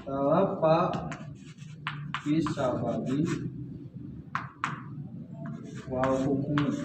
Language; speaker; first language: Arabic; non-native, learner; Indonesian